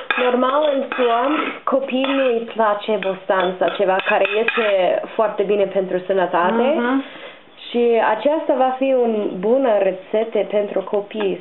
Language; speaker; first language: Romanian; non-native, learner; English